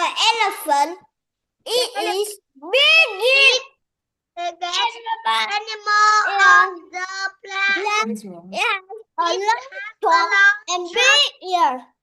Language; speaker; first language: English; non-native, learner; Vietnamese